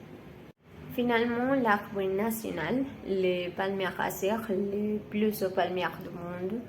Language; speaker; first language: French; non-native, learner; Spanish